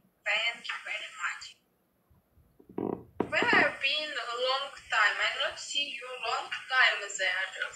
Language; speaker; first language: English; non-native, learner; Russian